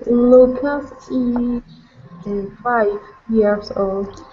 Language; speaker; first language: English; non-native, learner; Spanish